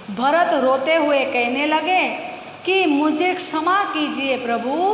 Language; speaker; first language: Hindi; non-native, local second language; Gujarati